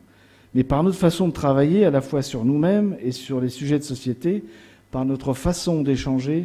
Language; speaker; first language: French; native; French